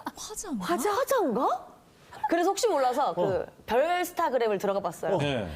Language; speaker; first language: Korean; native; Korean